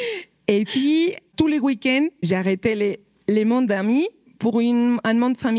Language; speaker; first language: French; non-native, fluent; Spanish